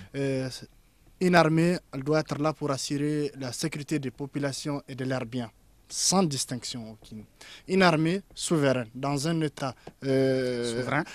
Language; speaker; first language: French; non-native, local second language; Tamasheq